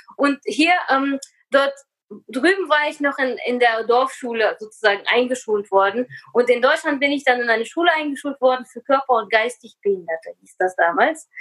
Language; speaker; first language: German; early bilingual, other home language; Russian